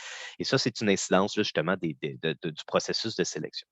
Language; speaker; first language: French; native; French